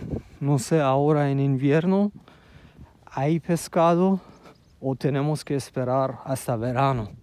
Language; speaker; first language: Spanish; non-native, learner; Persian